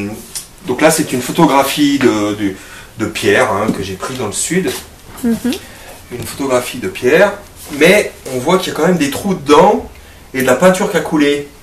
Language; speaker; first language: French; native; French